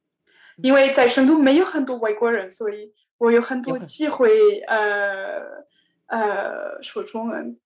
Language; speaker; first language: Chinese; non-native, learner; French